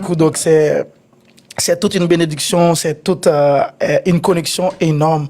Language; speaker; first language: French; non-native, local second language; Haitian Creole